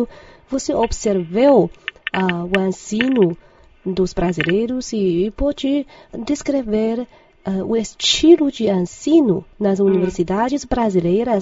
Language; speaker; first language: Portuguese; non-native, fluent; Chinese